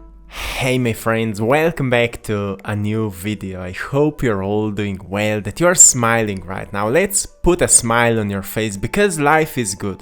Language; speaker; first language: English; non-native, fluent; Slovenian